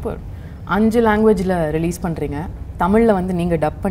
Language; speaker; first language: Tamil; native; Tamil